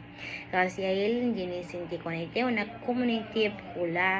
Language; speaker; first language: French; non-native, learner; Spanish